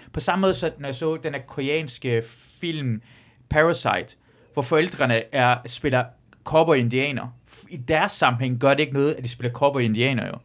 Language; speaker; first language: Danish; early bilingual, other home language; Persian